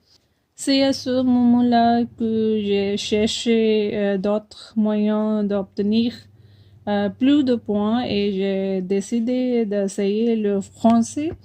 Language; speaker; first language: French; non-native, fluent; Punjabi